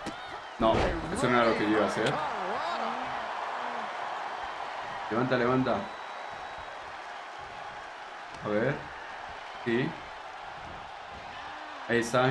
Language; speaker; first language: Spanish; native; Spanish